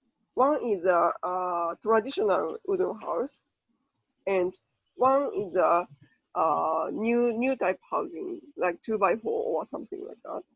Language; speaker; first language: English; non-native, learner; Japanese